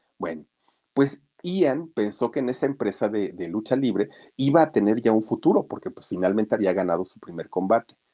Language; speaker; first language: Spanish; native; Spanish